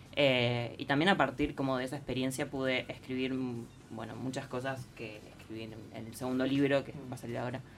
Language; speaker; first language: Spanish; native; Spanish